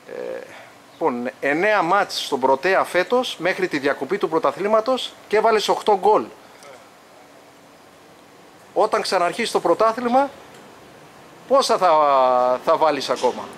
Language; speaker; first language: Greek; native; Greek